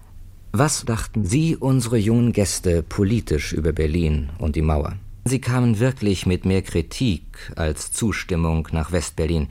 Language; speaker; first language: German; native; German